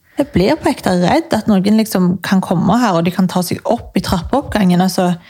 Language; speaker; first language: Norwegian; early bilingual, other home language; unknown